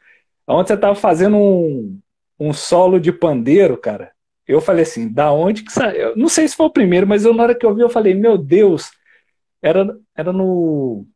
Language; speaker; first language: Portuguese; native; Portuguese